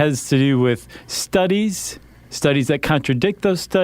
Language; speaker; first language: English; native; English